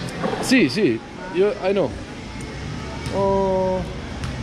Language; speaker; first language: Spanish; non-native, learner; German